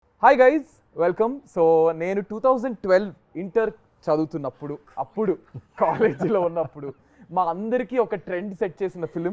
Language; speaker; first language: Telugu; native; Telugu